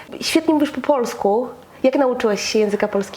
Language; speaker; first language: Polish; native; Polish